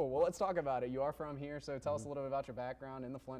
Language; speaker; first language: English; native; English